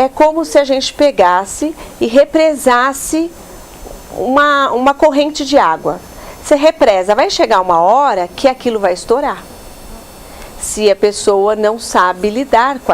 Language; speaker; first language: Portuguese; native; Portuguese